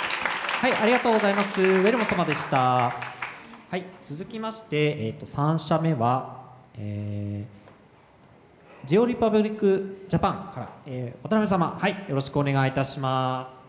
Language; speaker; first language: Japanese; native; Japanese